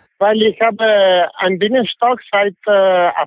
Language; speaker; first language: German; non-native, fluent; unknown